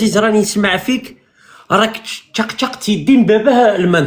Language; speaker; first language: Arabic; native; Arabic